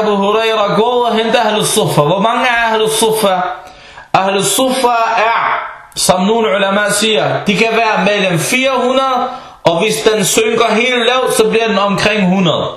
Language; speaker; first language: Danish; early bilingual, other home language; Arabic